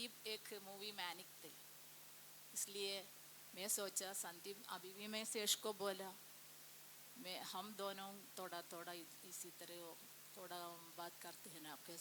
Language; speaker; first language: Hindi; non-native, local second language; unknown